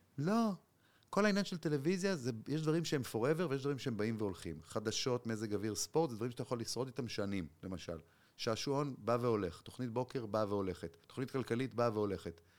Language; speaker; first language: Hebrew; native; Hebrew